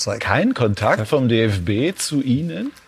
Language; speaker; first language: German; native; German